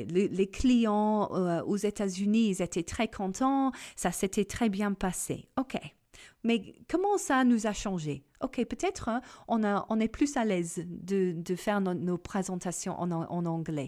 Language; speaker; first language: French; non-native, fluent; English